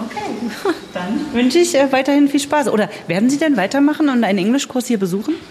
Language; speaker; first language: German; native; German